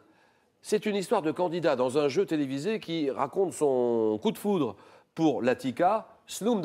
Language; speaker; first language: French; native; French